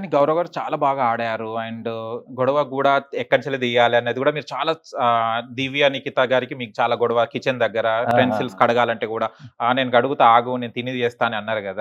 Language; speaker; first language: Telugu; native; Telugu